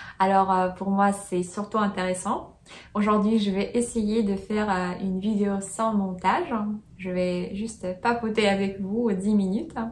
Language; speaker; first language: French; non-native, fluent; Russian